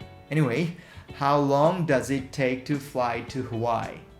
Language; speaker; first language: English; non-native, fluent; Korean